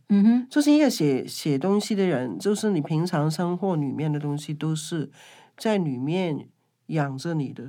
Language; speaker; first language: Chinese; non-native, local second language; Cantonese